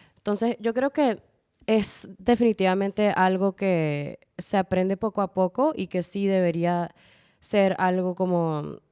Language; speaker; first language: Spanish; early bilingual, heritage; Spanish